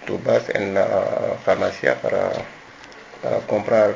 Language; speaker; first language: Spanish; non-native, learner; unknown